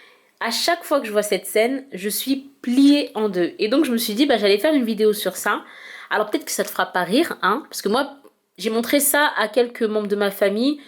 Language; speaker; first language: French; early bilingual, heritage; French